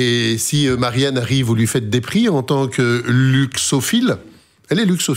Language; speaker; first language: French; native; French